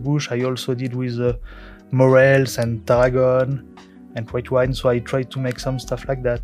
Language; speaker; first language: English; non-native, learner; French